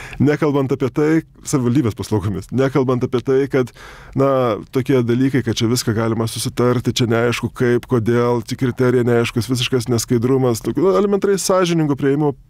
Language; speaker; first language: Lithuanian; native; Lithuanian